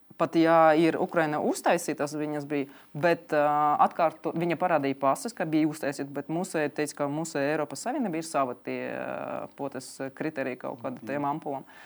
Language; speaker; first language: Latvian; non-native, local second language; Russian